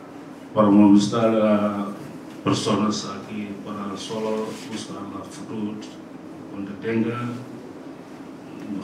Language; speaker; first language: Spanish; non-native, learner; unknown